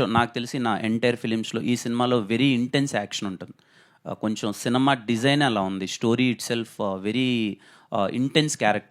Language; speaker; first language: Telugu; native; Telugu